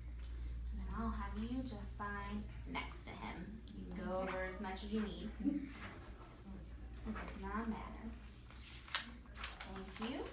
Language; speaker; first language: English; native; English